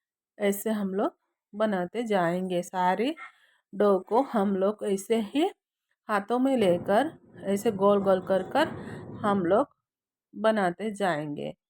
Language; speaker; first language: Hindi; non-native, local second language; Odia